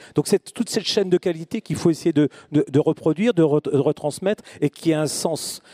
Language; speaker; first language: French; native; French